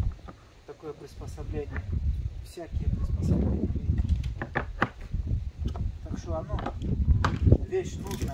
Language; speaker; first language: Russian; native; Russian